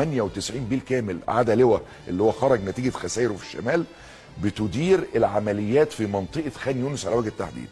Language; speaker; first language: Arabic; native; Arabic